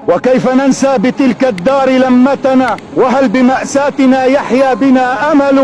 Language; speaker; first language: Arabic; native; Arabic